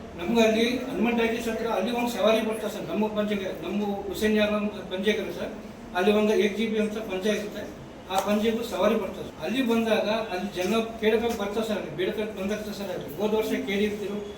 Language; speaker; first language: Kannada; non-native, local second language; Urdu